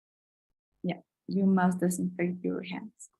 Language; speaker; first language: English; non-native, learner; Spanish